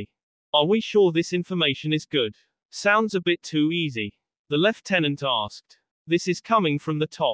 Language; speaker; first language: English; native; English